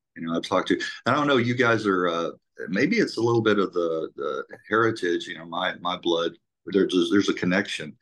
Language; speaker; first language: English; native; English